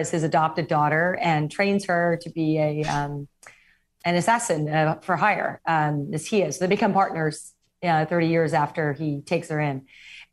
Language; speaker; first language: English; native; English